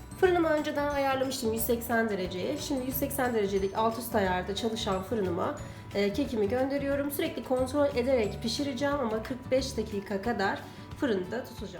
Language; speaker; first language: Turkish; native; Turkish